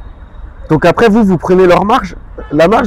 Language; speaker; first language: French; native; French